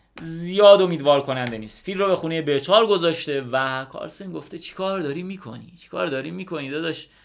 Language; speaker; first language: Persian; native; Persian